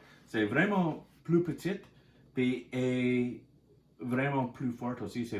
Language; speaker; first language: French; non-native, learner; English